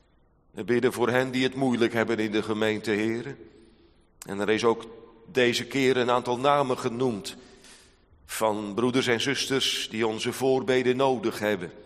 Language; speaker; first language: Dutch; native; Dutch